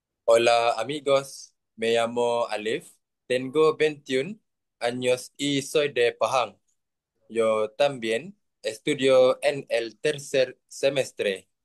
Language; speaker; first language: Spanish; non-native, learner; Malay